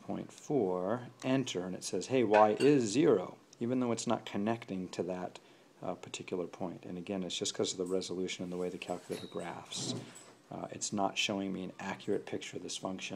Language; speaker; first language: English; native; English